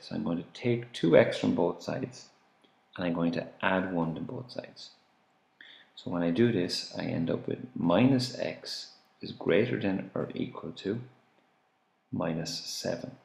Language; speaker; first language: English; native; English